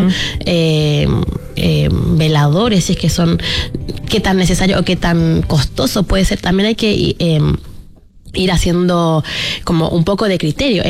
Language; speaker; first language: Spanish; native; Spanish